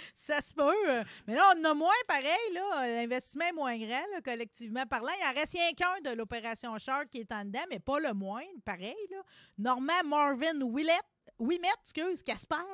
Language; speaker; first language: French; native; French